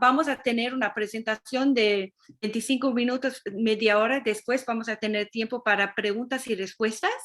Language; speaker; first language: Spanish; non-native, fluent; English